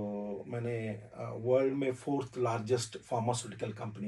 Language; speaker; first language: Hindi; non-native, learner; Telugu